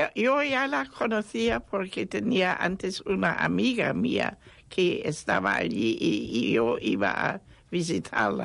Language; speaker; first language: Spanish; non-native, fluent; German